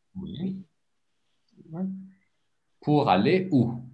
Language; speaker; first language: French; non-native, learner; English